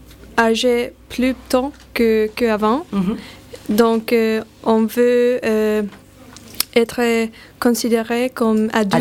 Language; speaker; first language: French; non-native, learner; Finnish